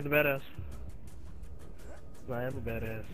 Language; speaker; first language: English; native; English